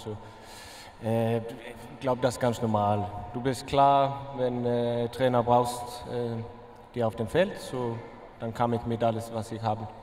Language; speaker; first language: German; non-native, learner; Icelandic